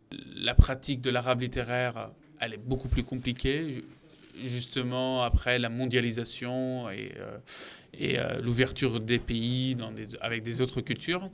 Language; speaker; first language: French; non-native, fluent; Arabic